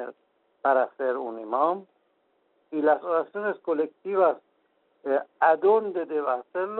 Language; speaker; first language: Spanish; non-native, fluent; Persian